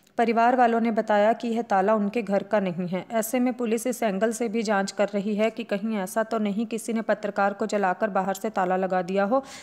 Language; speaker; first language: Hindi; native; Hindi